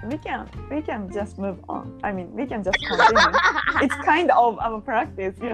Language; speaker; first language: English; non-native, learner; Japanese